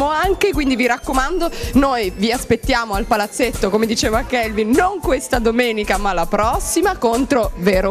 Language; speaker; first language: Italian; native; Italian